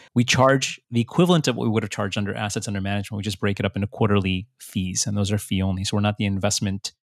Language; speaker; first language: English; early bilingual, other home language; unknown